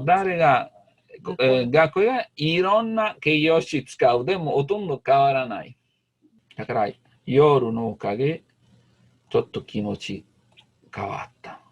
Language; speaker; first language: Japanese; non-native, learner; Italian